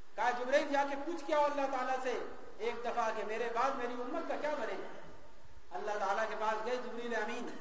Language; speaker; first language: Urdu; native; Urdu